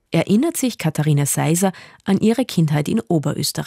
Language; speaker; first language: German; native; German